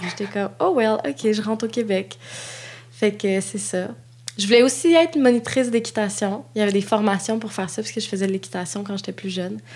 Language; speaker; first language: French; native; French